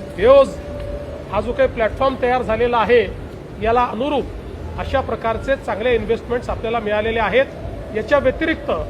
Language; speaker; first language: Marathi; native; Marathi